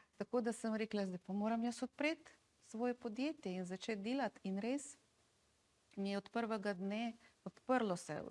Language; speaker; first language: Slovenian; non-native, fluent; Russian